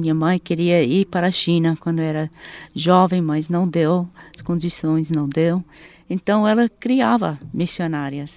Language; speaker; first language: Portuguese; non-native, fluent; English